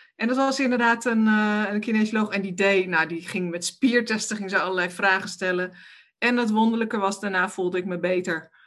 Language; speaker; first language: Dutch; native; Dutch